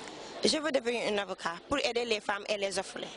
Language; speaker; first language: French; non-native, learner; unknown